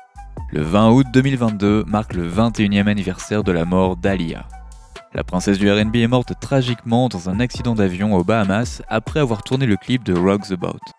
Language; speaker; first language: French; native; French